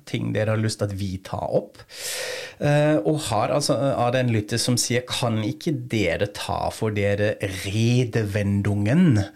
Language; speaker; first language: Norwegian; non-native, fluent; German